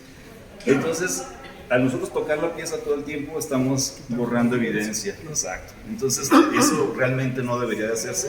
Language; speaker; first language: Spanish; native; Spanish